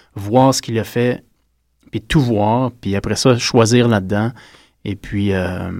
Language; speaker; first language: French; native; French